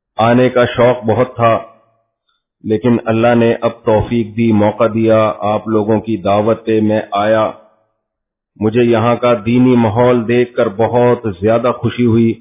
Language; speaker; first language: Urdu; native; Urdu